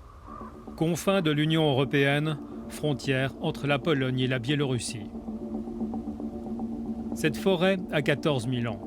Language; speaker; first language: French; native; French